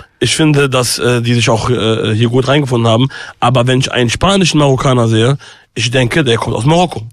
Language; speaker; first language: German; early bilingual, other home language; Arabic